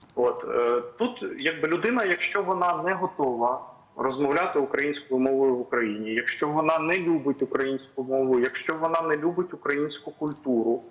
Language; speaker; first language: Ukrainian; non-native, local second language; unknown